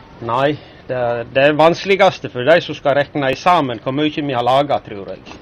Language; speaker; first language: Norwegian; native; Norwegian